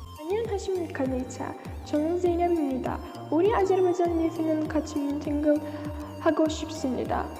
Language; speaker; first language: Korean; non-native, learner; Azerbaijani